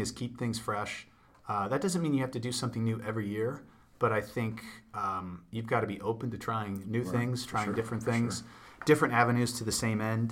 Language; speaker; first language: English; native; English